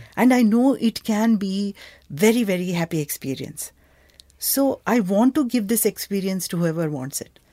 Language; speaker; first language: English; non-native, local second language; Kannada